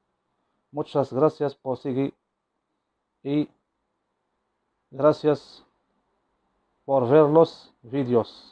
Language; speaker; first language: Spanish; non-native, learner; Arabic